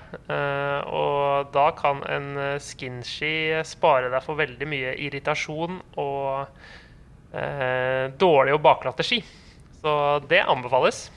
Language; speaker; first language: Norwegian; native; Norwegian